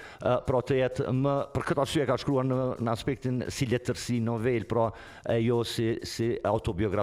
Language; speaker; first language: Albanian; native; Albanian